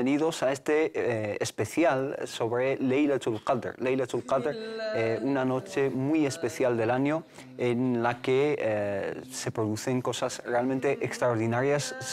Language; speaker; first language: Spanish; native; Spanish